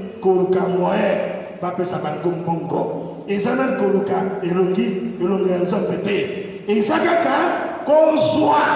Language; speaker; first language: Lingala; non-native, fluent; Igbo